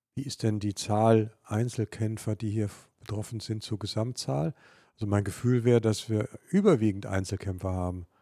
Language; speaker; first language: German; native; German